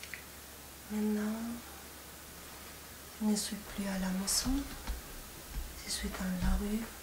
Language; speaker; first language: French; non-native, fluent; Spanish